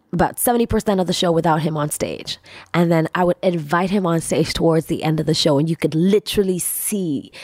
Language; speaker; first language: English; non-native, local second language; Swahili